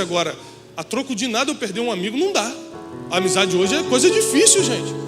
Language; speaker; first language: Portuguese; native; Portuguese